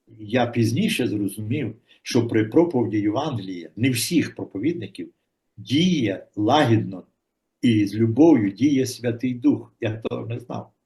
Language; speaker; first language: Ukrainian; native; Ukrainian